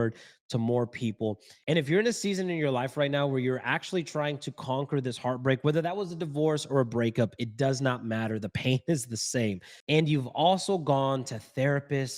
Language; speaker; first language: English; native; English